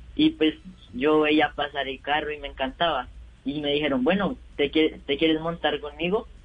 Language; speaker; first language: Spanish; native; Spanish